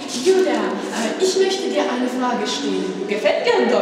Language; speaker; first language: German; non-native, learner; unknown